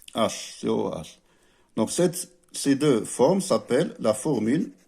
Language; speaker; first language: French; non-native, local second language; Arabic